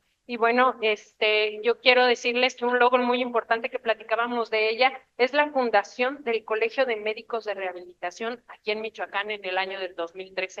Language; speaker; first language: Spanish; native; Spanish